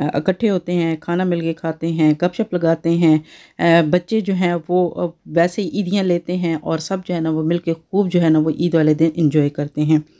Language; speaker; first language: Urdu; native; Urdu